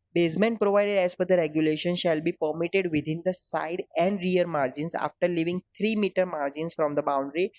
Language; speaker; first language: English; non-native, local second language; Gujarati